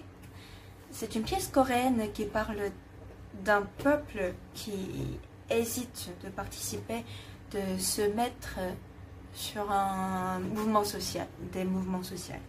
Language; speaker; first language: French; non-native, fluent; Korean